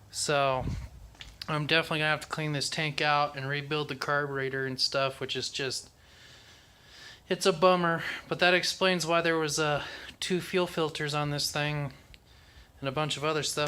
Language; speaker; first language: English; native; English